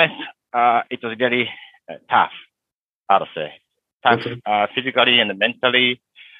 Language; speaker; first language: English; non-native, fluent; Japanese